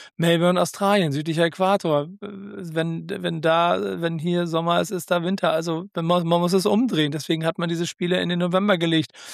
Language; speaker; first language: German; native; German